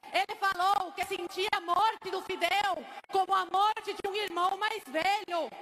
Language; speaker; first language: Portuguese; early bilingual, other home language; Spanish